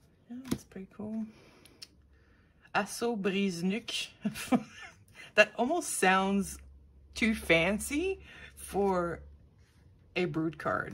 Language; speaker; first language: English; non-native, local second language; French